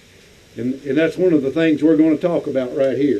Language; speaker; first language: English; native; English